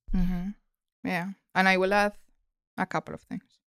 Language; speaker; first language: English; non-native, fluent; Spanish